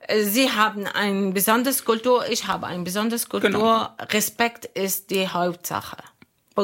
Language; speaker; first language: German; non-native, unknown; Arabic